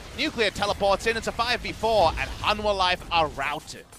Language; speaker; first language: English; native; English